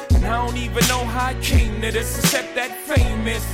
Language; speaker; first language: English; native; English